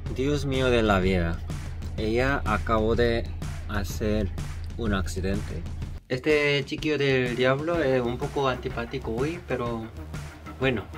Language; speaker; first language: Spanish; non-native, learner; Korean